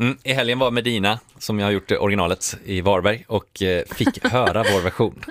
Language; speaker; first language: Swedish; native; Swedish